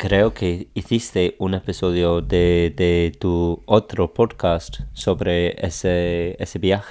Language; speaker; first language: Spanish; non-native, fluent; English